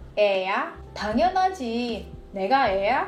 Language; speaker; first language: Korean; non-native, fluent; Indonesian